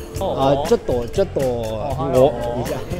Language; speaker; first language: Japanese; non-native, learner; Chinese